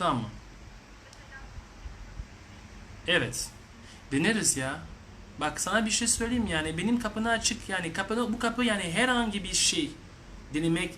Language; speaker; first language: Turkish; non-native, learner; French